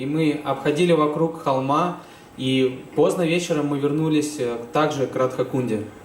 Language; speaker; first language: Russian; native; Russian